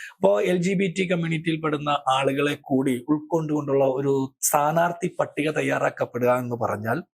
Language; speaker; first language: Malayalam; native; Malayalam